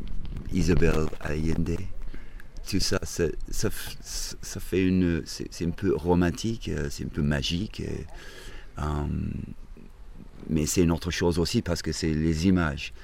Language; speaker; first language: French; non-native, fluent; English